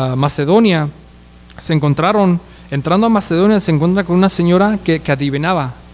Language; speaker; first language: Spanish; early bilingual, heritage; Spanish